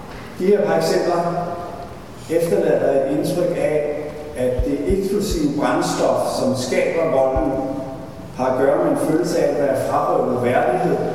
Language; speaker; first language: Danish; native; Danish